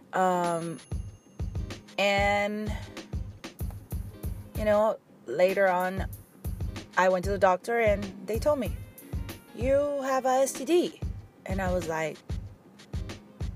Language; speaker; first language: English; non-native, fluent; Spanish